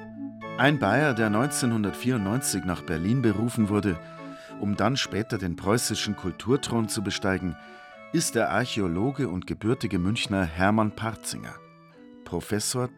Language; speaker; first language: German; native; German